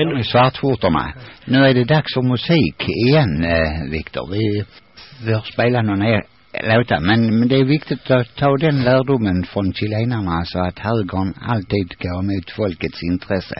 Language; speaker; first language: Swedish; native; Swedish